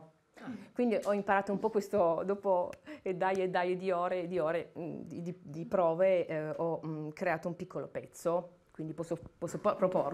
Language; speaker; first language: Italian; native; Italian